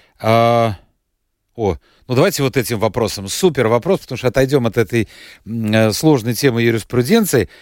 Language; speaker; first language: Russian; native; Russian